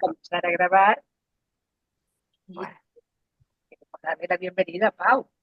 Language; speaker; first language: Spanish; native; Spanish